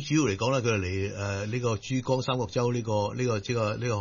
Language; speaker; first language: Cantonese; native; Cantonese